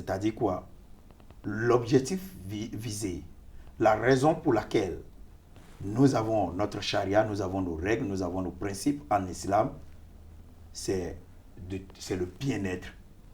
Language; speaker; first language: French; non-native, fluent; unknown